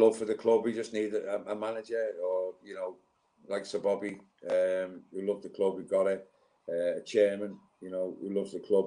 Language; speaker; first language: English; native; English